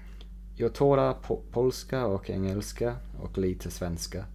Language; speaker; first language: Swedish; non-native, learner; English